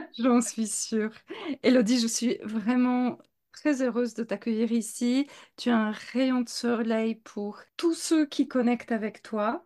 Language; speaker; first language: French; non-native, fluent; Polish